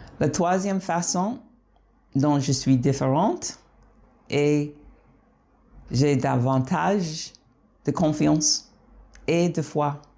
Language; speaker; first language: French; non-native, fluent; English